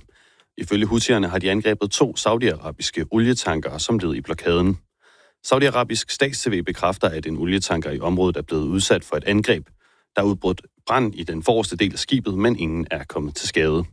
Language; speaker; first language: Danish; native; Danish